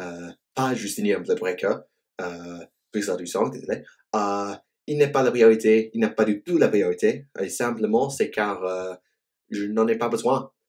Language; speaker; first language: French; non-native, fluent; English